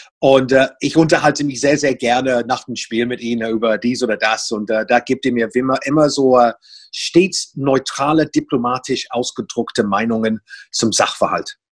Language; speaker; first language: German; non-native, fluent; English